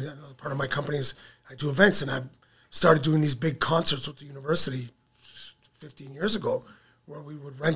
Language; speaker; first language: English; native; English